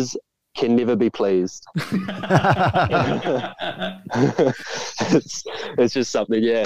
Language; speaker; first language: English; native; English